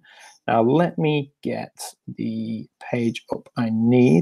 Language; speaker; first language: English; native; English